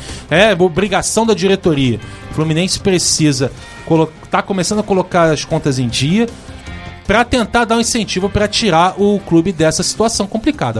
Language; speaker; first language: Portuguese; native; Portuguese